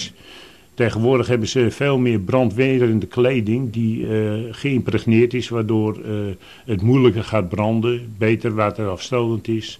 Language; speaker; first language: Dutch; native; Dutch